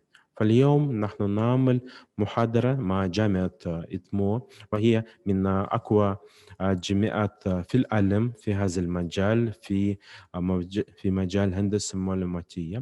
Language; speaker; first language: Arabic; non-native, fluent; Russian